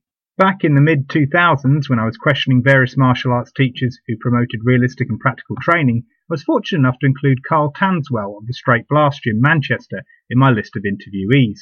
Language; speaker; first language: English; native; English